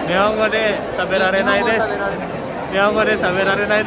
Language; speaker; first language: Japanese; non-native, learner; Indonesian